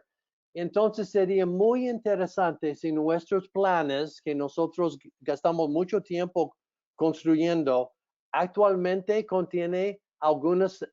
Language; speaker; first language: Spanish; non-native, fluent; English